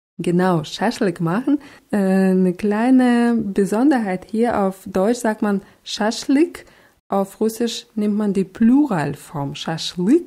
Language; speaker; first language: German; non-native, fluent; Russian